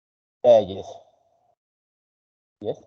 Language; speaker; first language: English; non-native, fluent; Spanish